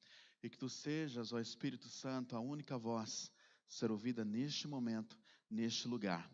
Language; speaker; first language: Portuguese; native; Portuguese